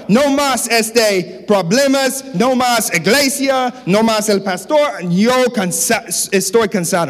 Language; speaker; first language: Spanish; non-native, learner; English